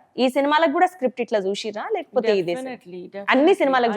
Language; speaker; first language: Telugu; native; Telugu